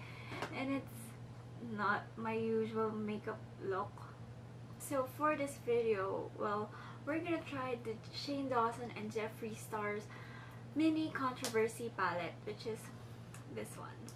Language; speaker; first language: English; non-native, local second language; Filipino